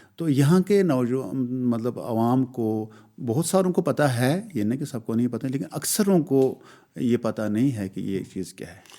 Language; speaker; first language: Urdu; non-native, local second language; Kashmiri